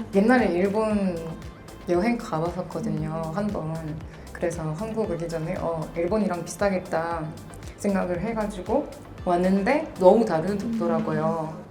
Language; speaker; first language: Korean; non-native, fluent; French